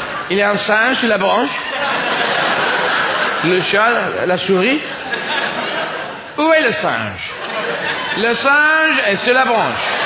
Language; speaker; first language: French; non-native, learner; English